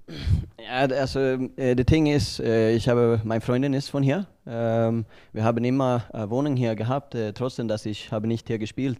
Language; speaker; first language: German; non-native, learner; Swedish